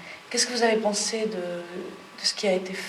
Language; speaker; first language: French; native; French